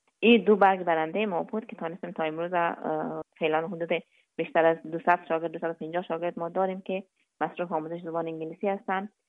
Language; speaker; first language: Persian; native; Persian